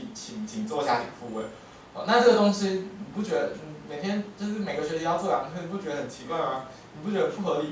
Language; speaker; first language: Chinese; native; Chinese